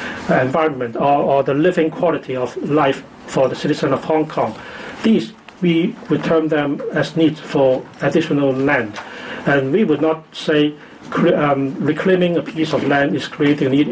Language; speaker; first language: English; non-native, local second language; Cantonese